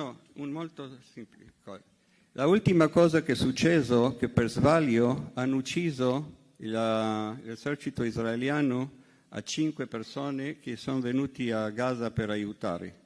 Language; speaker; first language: Italian; non-native, fluent; Hebrew